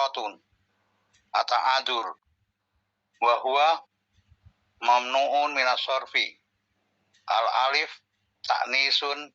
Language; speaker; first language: Arabic; non-native, learner; Indonesian